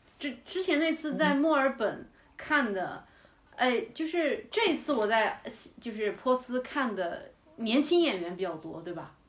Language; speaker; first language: Chinese; native; Chinese